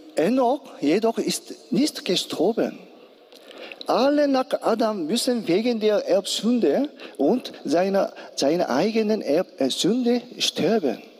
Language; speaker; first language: German; non-native, learner; Korean